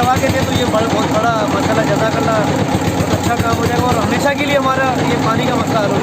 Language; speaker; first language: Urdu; non-native, local second language; Baluchi